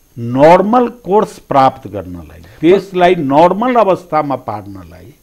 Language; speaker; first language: Nepali; non-native, local second language; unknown